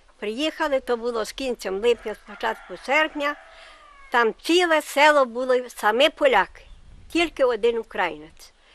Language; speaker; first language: Ukrainian; native; Ukrainian